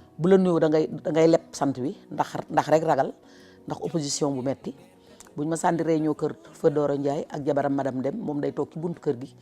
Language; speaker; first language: Wolof; native; Wolof